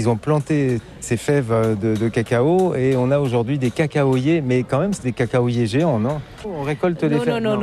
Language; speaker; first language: French; native; French